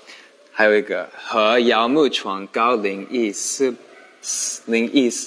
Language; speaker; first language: Chinese; non-native, learner; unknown